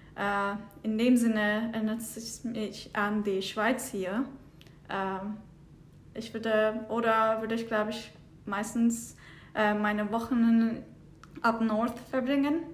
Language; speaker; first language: German; non-native, fluent; Turkish